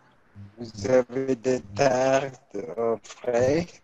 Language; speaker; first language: French; non-native, learner; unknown